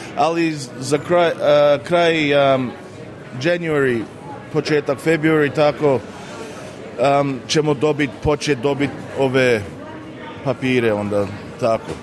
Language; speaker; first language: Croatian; early bilingual, heritage; Croatian